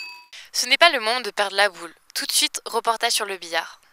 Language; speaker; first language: French; native; French